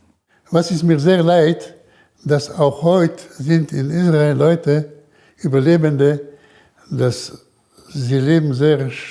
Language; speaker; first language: German; early bilingual, heritage; German